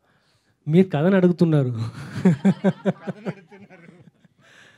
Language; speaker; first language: Telugu; non-native, learner; Tamil